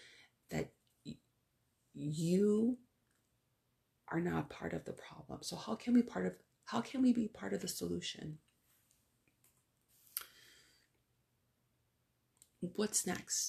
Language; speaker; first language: English; early bilingual, other home language; Spanish